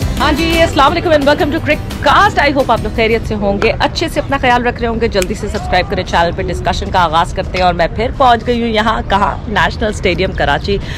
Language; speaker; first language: Urdu; native; Urdu